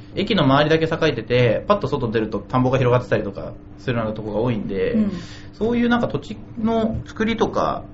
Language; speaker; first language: Japanese; native; Japanese